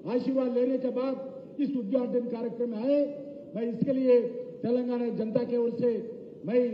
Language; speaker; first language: Hindi; non-native, local second language; Telugu